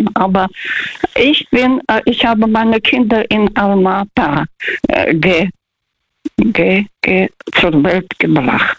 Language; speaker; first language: German; non-native, fluent; Russian